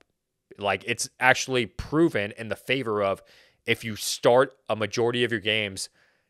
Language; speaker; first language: English; native; English